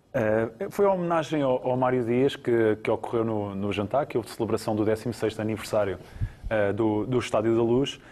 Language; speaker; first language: Portuguese; native; Portuguese